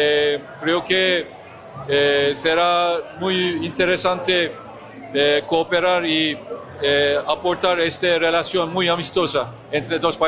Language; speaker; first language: Spanish; non-native, learner; Turkish